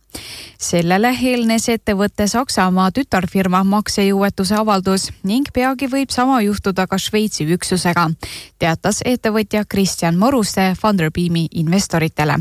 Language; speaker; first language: Estonian; native; Estonian